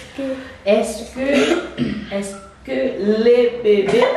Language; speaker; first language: French; non-native, learner; Haitian Creole